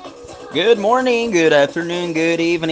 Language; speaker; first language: English; non-native, fluent; Portuguese